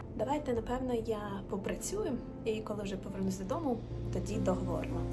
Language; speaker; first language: Ukrainian; non-native, local second language; Russian